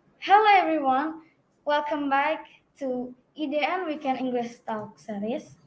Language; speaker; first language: English; non-native, learner; Indonesian